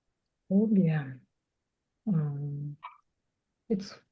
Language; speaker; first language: English; non-native, learner; Russian